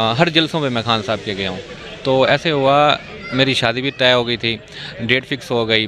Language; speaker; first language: Urdu; non-native, local second language; Punjabi